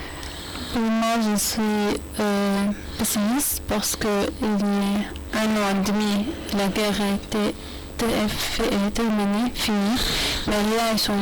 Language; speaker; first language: French; non-native, learner; Arabic